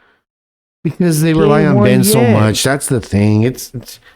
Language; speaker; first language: English; native; English